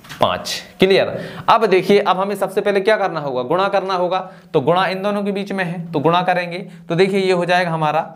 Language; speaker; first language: Hindi; native; Hindi